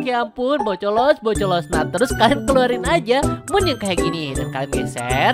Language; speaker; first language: Indonesian; native; Indonesian